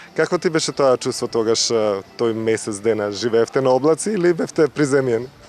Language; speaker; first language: Macedonian; native; Macedonian